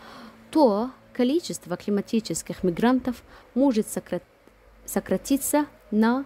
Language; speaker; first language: Russian; non-native, fluent; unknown